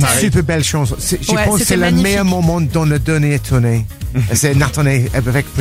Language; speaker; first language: French; non-native, learner; English